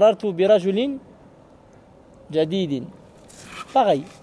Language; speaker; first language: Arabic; non-native, fluent; French